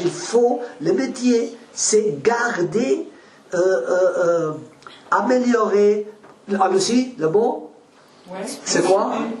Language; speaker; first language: French; non-native, learner; Spanish